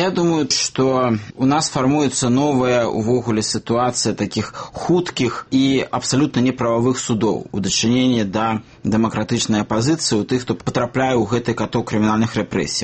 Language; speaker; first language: Belarusian; native; Belarusian